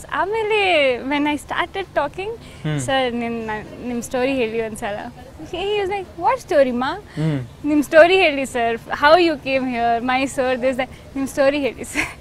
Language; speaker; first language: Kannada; non-native, learner; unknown